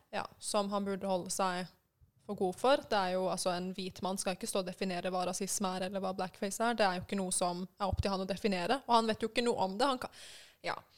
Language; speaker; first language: Norwegian; early bilingual, other home language; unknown